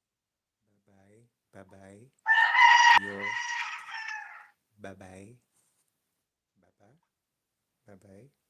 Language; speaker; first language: English; non-native, learner; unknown